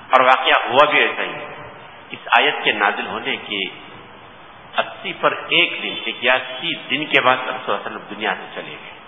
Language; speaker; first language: Urdu; native; Urdu